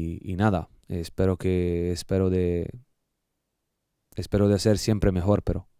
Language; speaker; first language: Spanish; non-native, learner; Italian